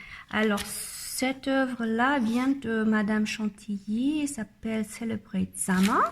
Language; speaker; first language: French; non-native, learner; German